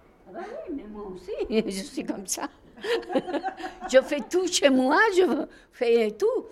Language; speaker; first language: French; non-native, fluent; Spanish